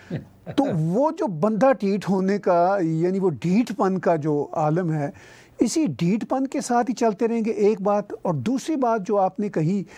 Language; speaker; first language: Urdu; non-native, local second language; Punjabi